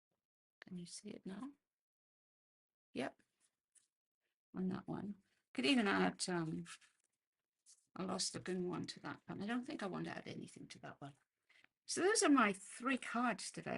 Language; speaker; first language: English; native; English